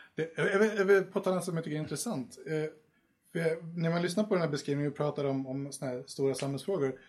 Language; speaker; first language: Swedish; native; Swedish